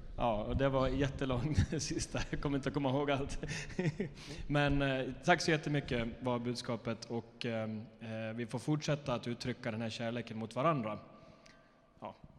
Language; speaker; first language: Swedish; native; Swedish